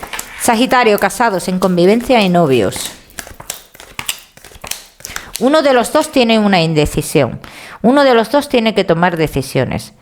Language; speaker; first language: Spanish; native; Spanish